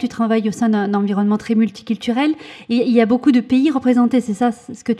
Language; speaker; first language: French; native; French